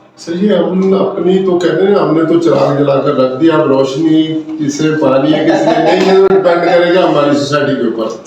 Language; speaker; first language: Urdu; non-native, local second language; Punjabi